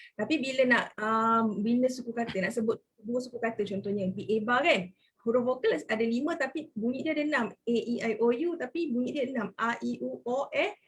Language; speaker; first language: Malay; native; Malay